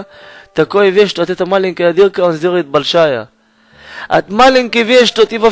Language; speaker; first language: Russian; non-native, learner; Hebrew